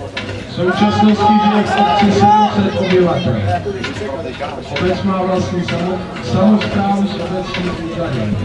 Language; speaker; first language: Czech; native; Czech